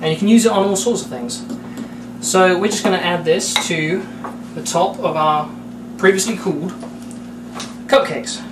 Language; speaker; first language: English; native; English